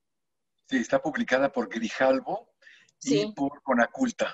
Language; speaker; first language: Spanish; native; Spanish